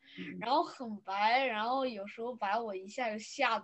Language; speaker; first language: Chinese; early bilingual, other home language; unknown